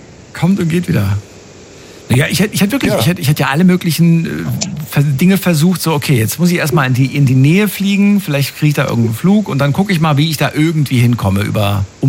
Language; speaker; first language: German; native; German